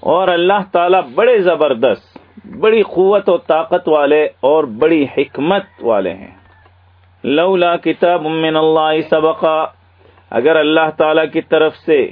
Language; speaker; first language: Urdu; native; Urdu